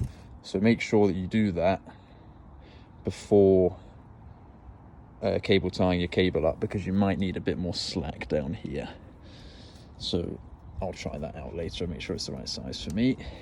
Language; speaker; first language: English; native; English